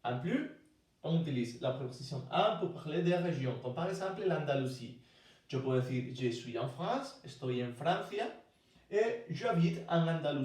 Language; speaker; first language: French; non-native, fluent; Spanish